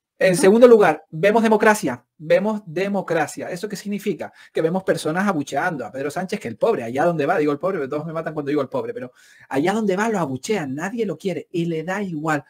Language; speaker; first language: Spanish; native; Spanish